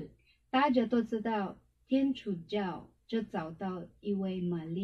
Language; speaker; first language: Chinese; non-native, learner; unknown